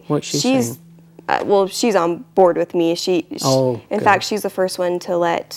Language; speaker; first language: English; native; English